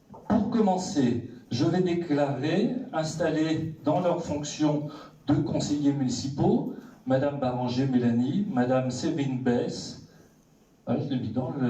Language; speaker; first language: French; native; French